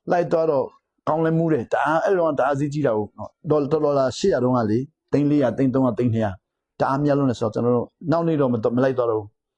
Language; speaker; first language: Burmese; non-native, local second language; Hakha Chin